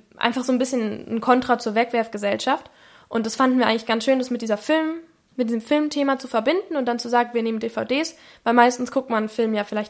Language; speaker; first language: German; native; German